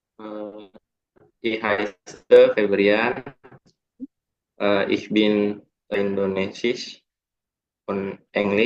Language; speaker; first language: German; non-native, learner; Indonesian